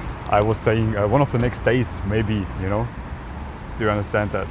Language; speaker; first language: English; non-native, fluent; German